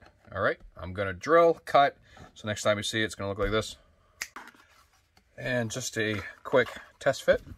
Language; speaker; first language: English; native; English